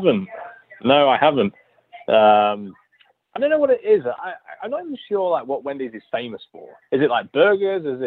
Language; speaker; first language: English; native; English